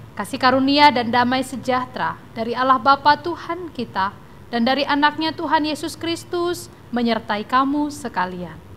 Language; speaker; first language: Indonesian; native; Indonesian